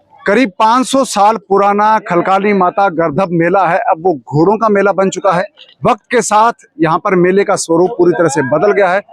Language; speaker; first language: Hindi; native; Hindi